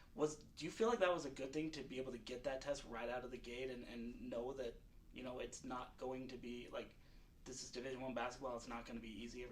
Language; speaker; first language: English; native; English